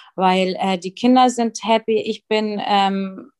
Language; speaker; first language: German; early bilingual, other home language; Russian